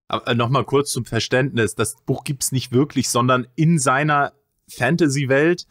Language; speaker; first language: German; native; German